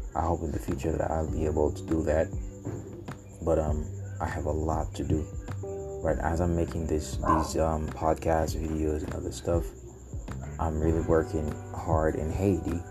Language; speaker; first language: English; non-native, fluent; Haitian Creole